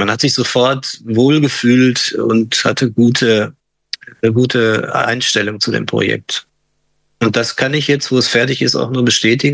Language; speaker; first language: German; native; German